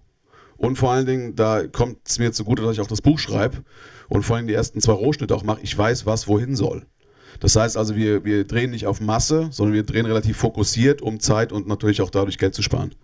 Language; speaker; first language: German; native; German